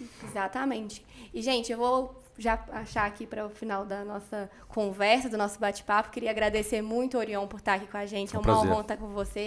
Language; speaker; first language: Portuguese; native; Portuguese